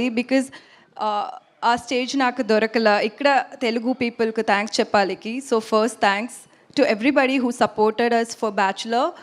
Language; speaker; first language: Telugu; non-native, learner; Tamil